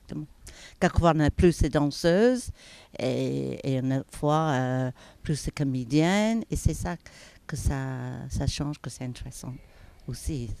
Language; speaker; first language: French; non-native, fluent; English